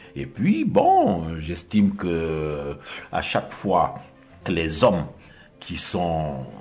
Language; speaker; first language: French; non-native, local second language; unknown